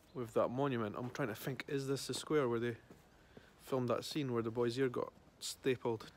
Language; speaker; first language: English; native; English